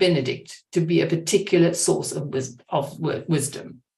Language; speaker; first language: English; native; English